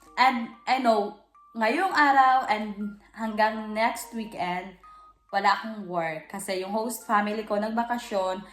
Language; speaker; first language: Filipino; non-native, local second language; Hiligaynon